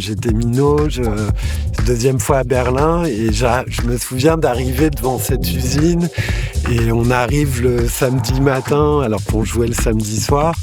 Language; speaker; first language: French; native; French